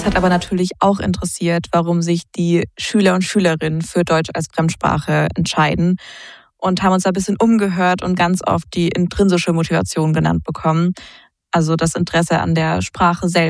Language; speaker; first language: German; native; German